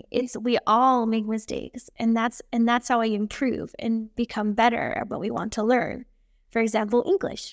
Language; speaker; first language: English; native; English